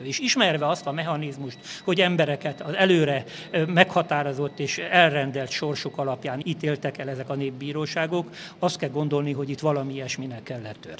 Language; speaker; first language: Hungarian; native; Hungarian